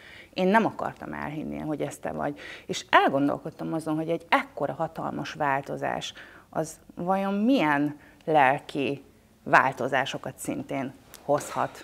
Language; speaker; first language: Hungarian; native; Hungarian